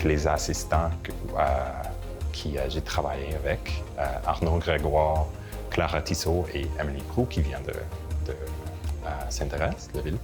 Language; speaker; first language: French; non-native, local second language; English